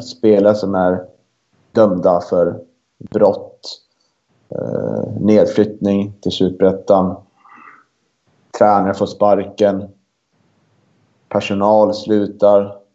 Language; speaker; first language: Swedish; native; Swedish